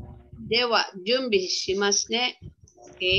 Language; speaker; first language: Japanese; non-native, fluent; Filipino